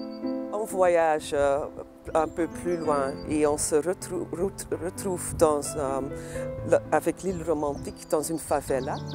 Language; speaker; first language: French; non-native, local second language; Dutch